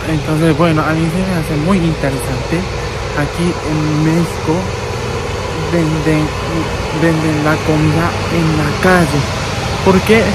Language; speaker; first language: Spanish; non-native, learner; Japanese